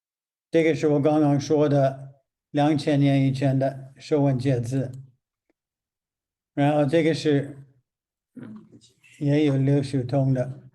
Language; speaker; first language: Chinese; non-native, fluent; English